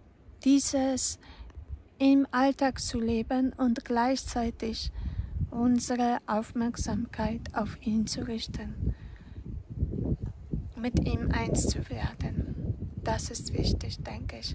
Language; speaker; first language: German; non-native, fluent; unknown